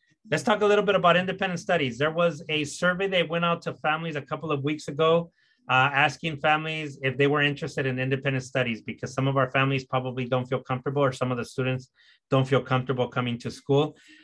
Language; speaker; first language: English; early bilingual, other home language; Spanish